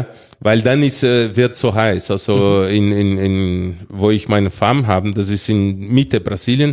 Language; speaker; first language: German; non-native, fluent; Portuguese